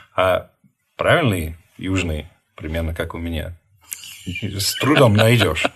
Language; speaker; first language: Russian; non-native, fluent; English